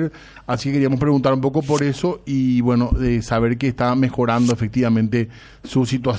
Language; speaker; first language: Spanish; native; Spanish